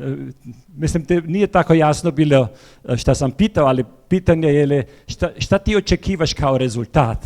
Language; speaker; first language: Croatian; non-native, fluent; German